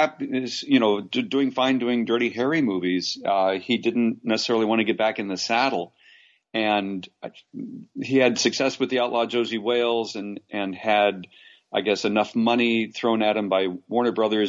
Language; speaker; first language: English; native; English